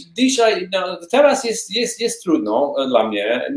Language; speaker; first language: Polish; non-native, learner; English